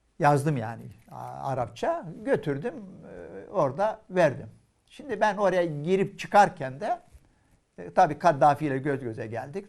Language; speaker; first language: Turkish; non-native, fluent; Arabic